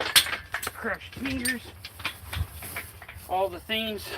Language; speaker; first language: English; native; English